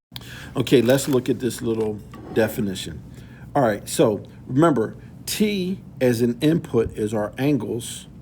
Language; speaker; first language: English; native; English